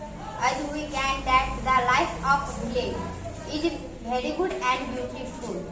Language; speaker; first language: English; non-native, learner; Hindi